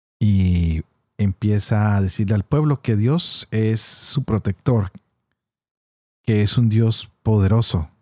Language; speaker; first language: Spanish; native; Spanish